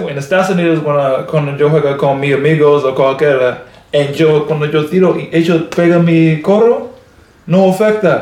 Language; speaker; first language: Spanish; non-native, learner; English